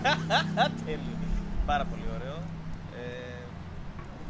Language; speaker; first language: Greek; native; Greek